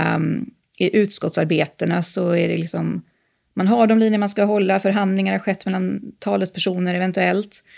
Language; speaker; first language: Swedish; native; Swedish